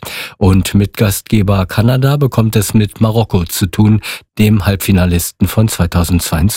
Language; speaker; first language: German; native; German